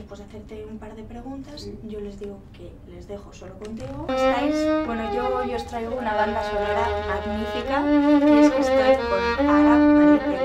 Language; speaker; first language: Spanish; native; Spanish